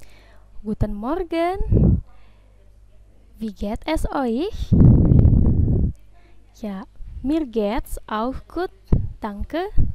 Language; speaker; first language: German; non-native, fluent; Indonesian